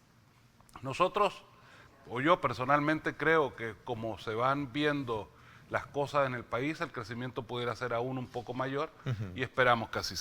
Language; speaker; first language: Spanish; native; Spanish